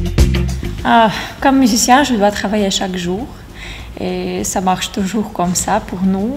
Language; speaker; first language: French; non-native, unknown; Russian